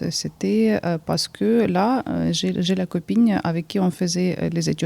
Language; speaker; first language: French; early bilingual, heritage; Ukrainian